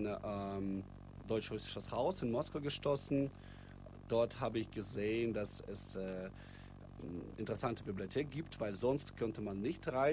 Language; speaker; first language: German; non-native, fluent; Russian